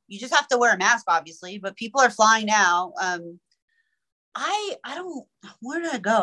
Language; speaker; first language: English; early bilingual, other home language; Persian